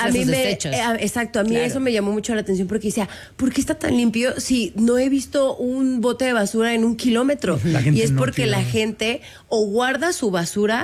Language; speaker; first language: Spanish; native; Spanish